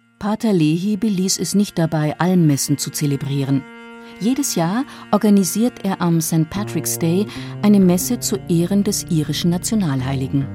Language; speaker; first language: German; native; German